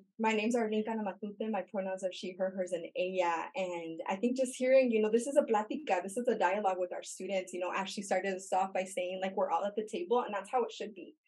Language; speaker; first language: English; native; English